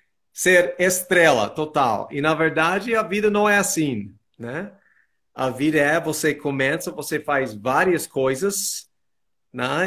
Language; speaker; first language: Portuguese; non-native, fluent; English